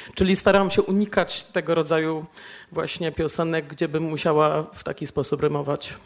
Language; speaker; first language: Polish; native; Polish